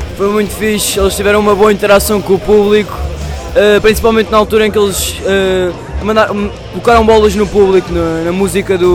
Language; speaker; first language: Portuguese; native; Portuguese